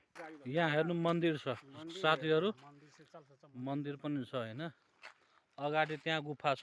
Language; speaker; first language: Nepali; non-native, local second language; Maithili